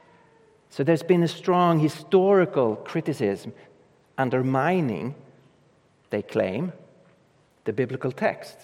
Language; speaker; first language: English; non-native, fluent; Swedish